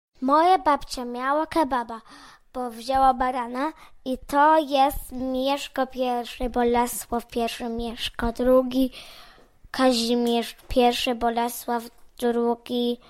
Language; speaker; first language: Polish; early bilingual, heritage; Polish